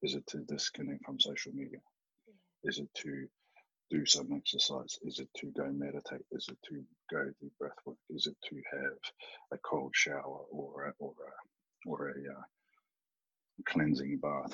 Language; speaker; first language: English; native; English